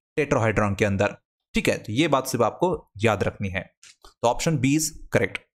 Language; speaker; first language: Hindi; non-native, local second language; Marathi